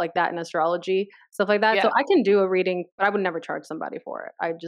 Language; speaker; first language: English; early bilingual, other home language; Spanish